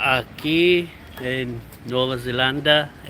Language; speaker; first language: Spanish; non-native, learner; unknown